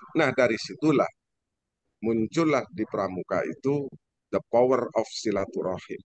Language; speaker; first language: Indonesian; native; Indonesian